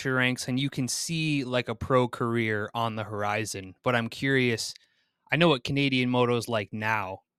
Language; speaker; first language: English; native; English